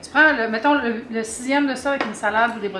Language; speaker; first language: French; native; French